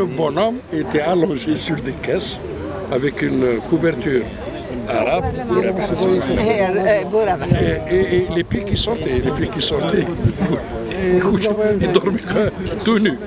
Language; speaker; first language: French; non-native, local second language; Arabic